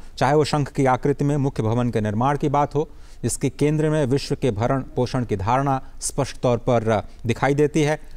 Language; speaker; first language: Hindi; native; Hindi